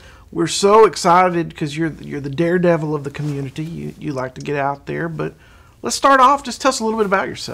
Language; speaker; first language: English; native; English